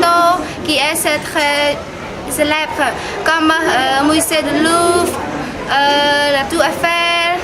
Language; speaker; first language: French; non-native, learner; Khmer